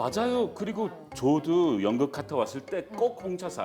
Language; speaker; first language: Korean; non-native, fluent; English